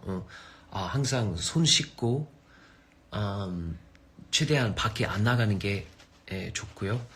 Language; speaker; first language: Korean; non-native, fluent; English